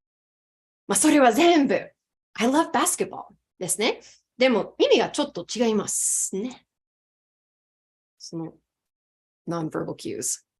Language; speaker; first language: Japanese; non-native, fluent; English